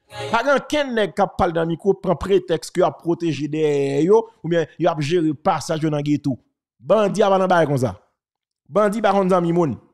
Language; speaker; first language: French; non-native, local second language; Haitian Creole